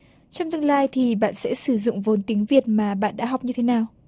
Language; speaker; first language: Vietnamese; native; Vietnamese